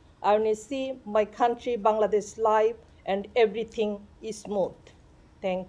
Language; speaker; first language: English; non-native, learner; Bangla